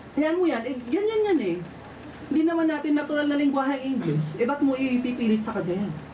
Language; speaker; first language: Filipino; non-native, local second language; Waray